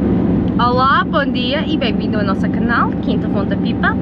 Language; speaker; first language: Portuguese; non-native, learner; English